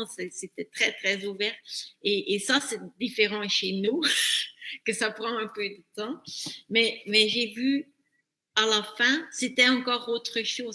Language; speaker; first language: French; non-native, fluent; Dutch